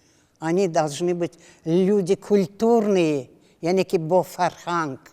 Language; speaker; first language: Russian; non-native, local second language; Tajik